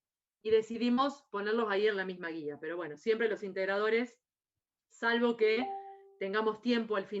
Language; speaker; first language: Spanish; native; Spanish